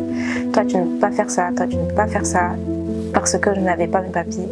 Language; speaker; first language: French; early bilingual, other home language; Portuguese